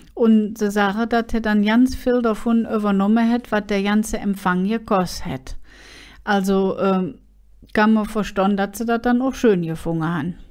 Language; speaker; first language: German; native; German